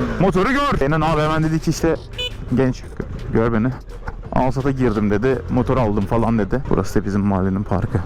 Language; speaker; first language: Turkish; native; Turkish